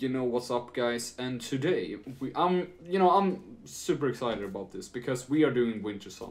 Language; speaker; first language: English; non-native, fluent; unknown